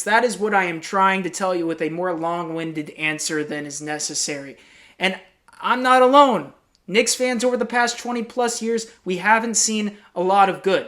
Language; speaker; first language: English; native; English